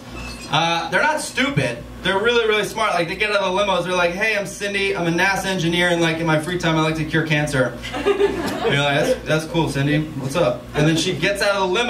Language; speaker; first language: English; native; English